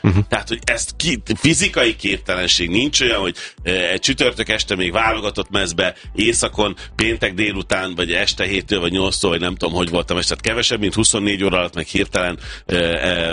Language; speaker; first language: Hungarian; native; Hungarian